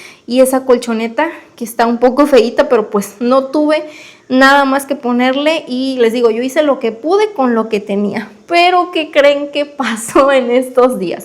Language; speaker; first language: Spanish; native; Spanish